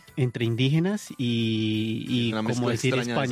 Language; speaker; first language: Spanish; native; Spanish